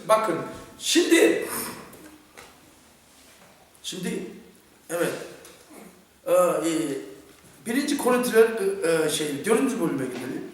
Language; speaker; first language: Turkish; non-native, fluent; Korean